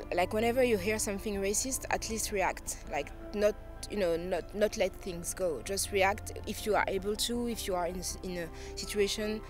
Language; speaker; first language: English; non-native, fluent; French